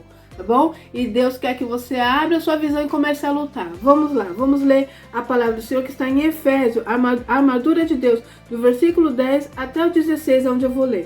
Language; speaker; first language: Portuguese; native; Portuguese